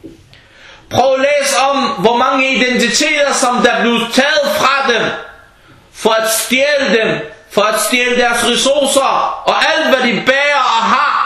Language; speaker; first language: Danish; early bilingual, other home language; Arabic